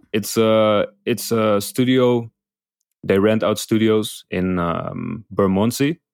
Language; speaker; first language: English; non-native, fluent; Dutch